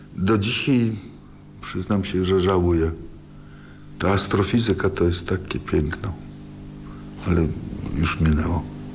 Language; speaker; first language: Polish; early bilingual, other home language; Russian